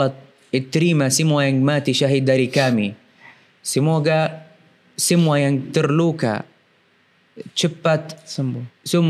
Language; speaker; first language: Indonesian; non-native, fluent; Arabic